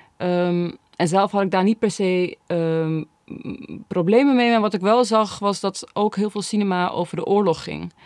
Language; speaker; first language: Dutch; early bilingual, other home language; Bosnian